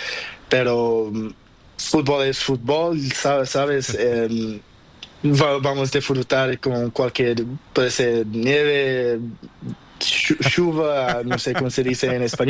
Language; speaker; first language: Spanish; non-native, learner; Portuguese